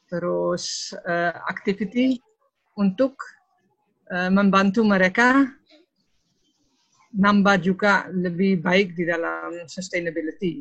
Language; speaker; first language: Indonesian; non-native, fluent; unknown